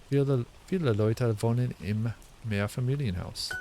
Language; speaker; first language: German; non-native, learner; English